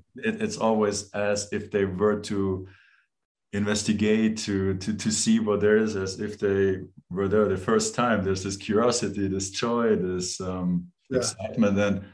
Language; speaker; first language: English; non-native, fluent; German